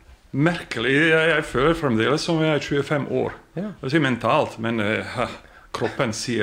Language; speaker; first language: Norwegian; non-native, fluent; Bosnian